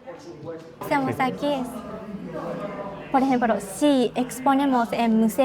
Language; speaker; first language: Spanish; non-native, learner; Japanese